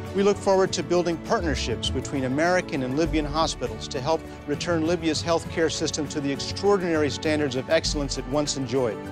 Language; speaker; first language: English; native; English